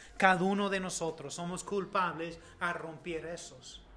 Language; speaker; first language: Spanish; non-native, learner; English